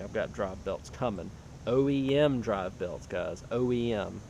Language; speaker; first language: English; native; English